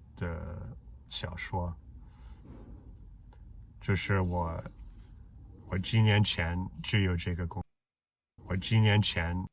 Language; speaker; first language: Chinese; non-native, fluent; English